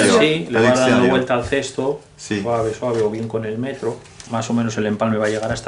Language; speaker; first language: Spanish; native; Spanish